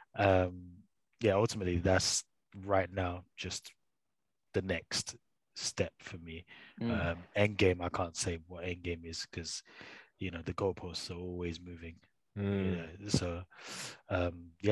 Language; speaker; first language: English; native; English